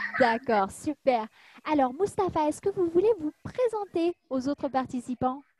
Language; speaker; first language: French; native; French